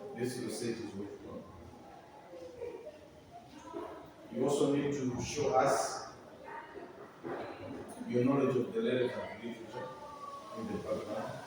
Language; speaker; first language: English; non-native, local second language; Nyanja